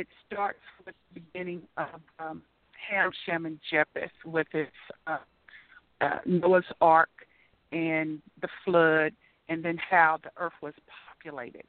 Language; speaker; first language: English; native; English